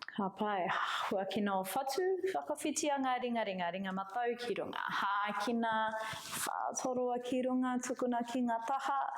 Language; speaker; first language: Māori; non-native, local second language; English